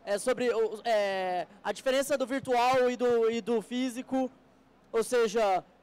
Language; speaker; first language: Portuguese; native; Portuguese